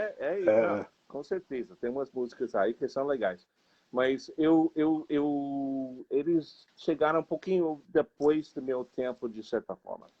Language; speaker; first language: Portuguese; non-native, fluent; English